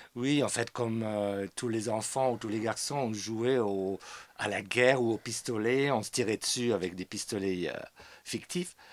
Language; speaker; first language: French; non-native, fluent; German